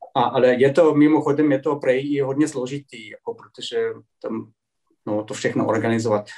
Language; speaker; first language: Czech; non-native, fluent; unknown